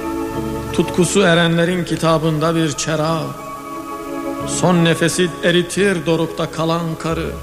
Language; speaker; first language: Turkish; native; Turkish